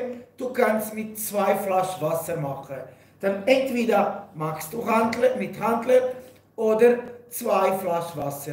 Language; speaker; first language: German; non-native, fluent; Portuguese